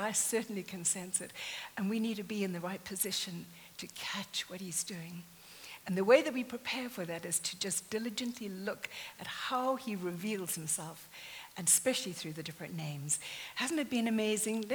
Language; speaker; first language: English; native; English